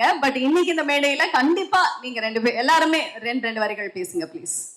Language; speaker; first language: Tamil; native; Tamil